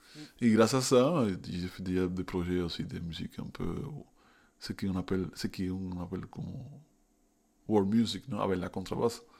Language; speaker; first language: French; non-native, fluent; Spanish